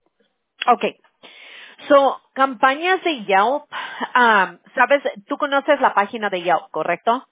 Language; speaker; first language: Spanish; early bilingual, heritage; Spanish